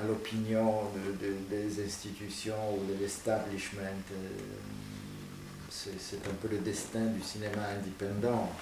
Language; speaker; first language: French; non-native, fluent; Italian